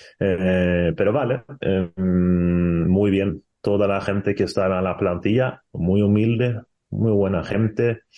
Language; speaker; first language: Spanish; non-native, fluent; Swedish